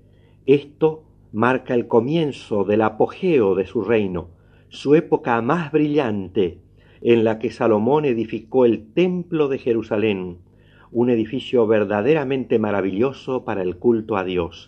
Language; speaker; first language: Spanish; native; Spanish